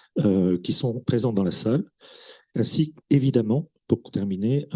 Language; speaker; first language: French; native; French